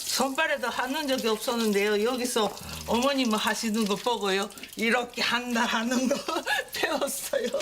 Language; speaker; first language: Korean; non-native, fluent; Japanese